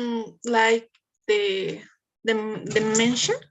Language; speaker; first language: English; non-native, learner; Spanish